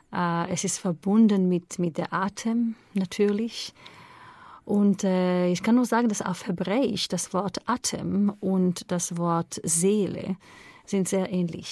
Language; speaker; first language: German; non-native, fluent; Hebrew